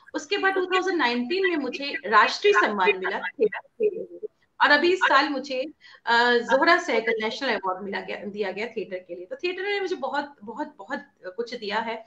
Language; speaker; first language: Hindi; native; Hindi